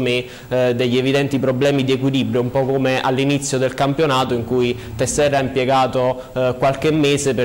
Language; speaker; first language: Italian; native; Italian